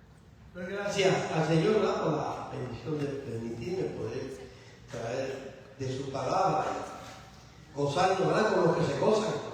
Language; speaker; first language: Spanish; native; Spanish